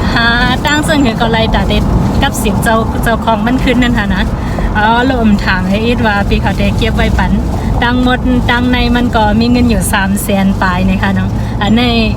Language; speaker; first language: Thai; non-native, local second language; Shan